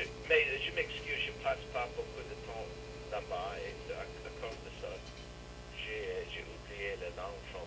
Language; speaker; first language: French; non-native, fluent; English